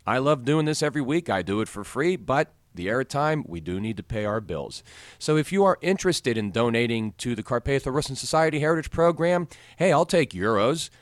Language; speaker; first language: English; native; English